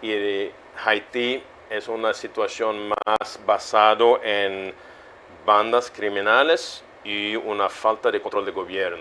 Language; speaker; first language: Spanish; non-native, fluent; Swedish